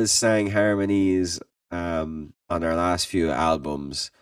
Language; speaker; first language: English; native; English